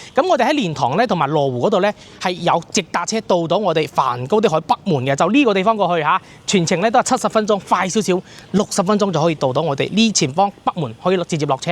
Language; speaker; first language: Cantonese; native; Cantonese